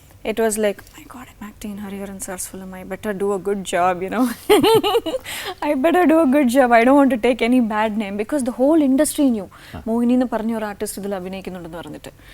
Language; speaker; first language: English; non-native, local second language; Malayalam